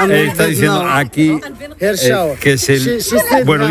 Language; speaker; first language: Spanish; native; Spanish